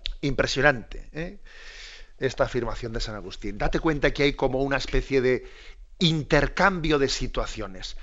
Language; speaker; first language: Spanish; native; Spanish